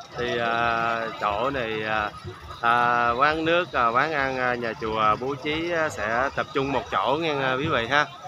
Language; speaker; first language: Vietnamese; non-native, local second language; Khmer